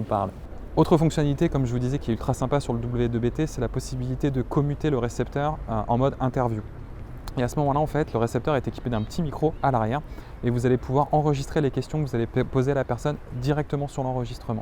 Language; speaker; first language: French; native; French